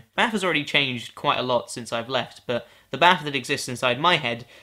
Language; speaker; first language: English; native; English